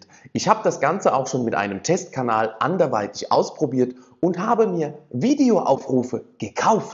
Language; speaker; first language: German; native; German